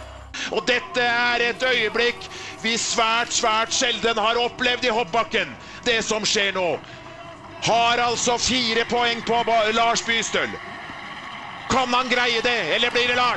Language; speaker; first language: Norwegian; native; Norwegian